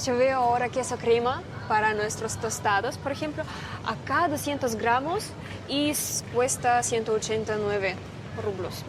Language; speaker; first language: Spanish; non-native, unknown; Russian